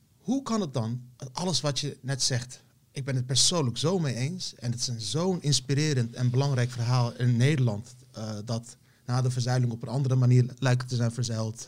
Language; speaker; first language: Dutch; early bilingual, other home language; Turkish